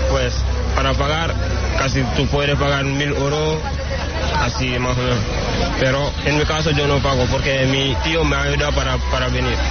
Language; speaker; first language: Spanish; non-native, learner; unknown